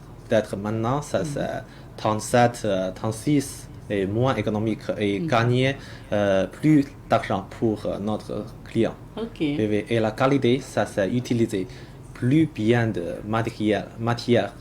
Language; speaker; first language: French; non-native, learner; Chinese